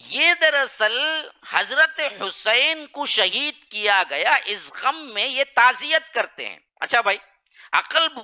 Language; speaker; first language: Urdu; native; Urdu